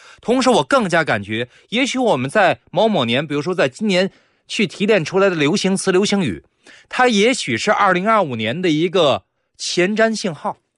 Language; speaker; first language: Chinese; native; Chinese